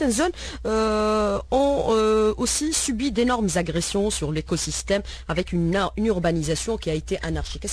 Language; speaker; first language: French; non-native, local second language; Arabic